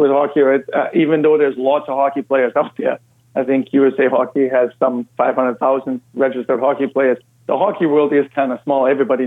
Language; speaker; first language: English; non-native, fluent; German